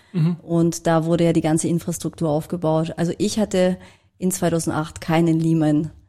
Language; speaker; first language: German; early bilingual, other home language; Polish